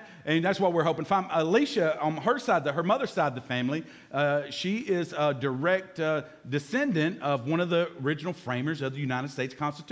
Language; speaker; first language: English; native; English